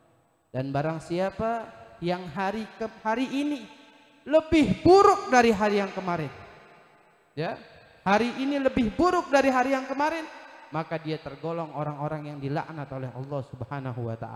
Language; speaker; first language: Indonesian; native; Indonesian